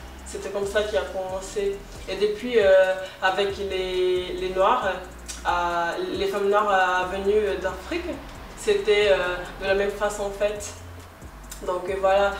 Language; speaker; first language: French; non-native, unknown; Portuguese